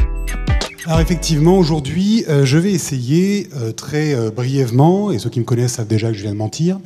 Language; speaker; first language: French; native; French